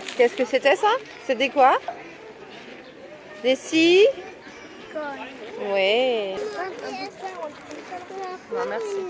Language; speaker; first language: French; native; French